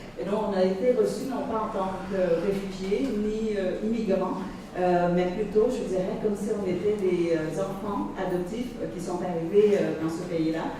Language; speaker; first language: French; early bilingual, other home language; Vietnamese